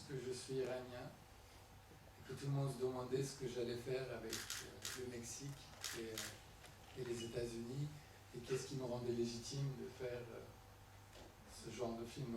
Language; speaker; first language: French; non-native, fluent; Persian